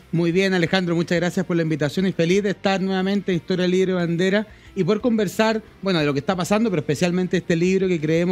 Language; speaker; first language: Spanish; native; Spanish